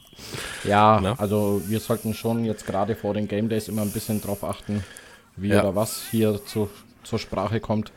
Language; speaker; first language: German; native; German